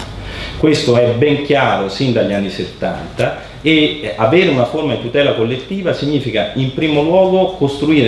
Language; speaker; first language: Italian; native; Italian